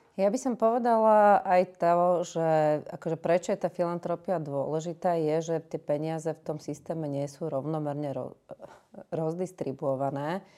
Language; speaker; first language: Slovak; native; Slovak